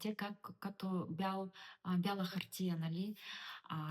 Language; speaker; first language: Bulgarian; non-native, learner; Russian